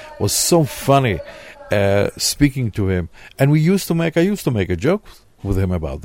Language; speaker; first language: English; non-native, fluent; Hebrew